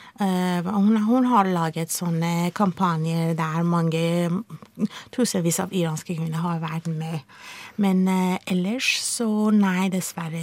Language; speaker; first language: Norwegian; non-native, fluent; Persian